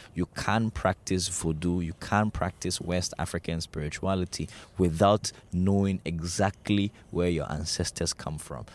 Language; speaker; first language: English; non-native, local second language; Ewe